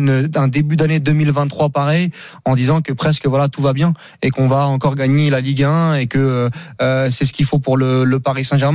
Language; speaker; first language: French; native; French